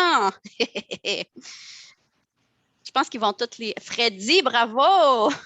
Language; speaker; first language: French; native; French